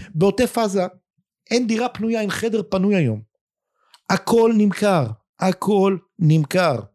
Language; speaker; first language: Hebrew; native; Hebrew